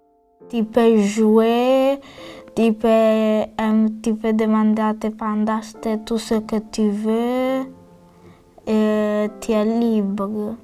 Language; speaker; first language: French; non-native, learner; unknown